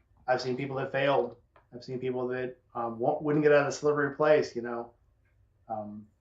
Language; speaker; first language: English; native; English